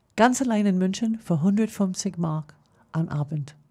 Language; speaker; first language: German; non-native, fluent; English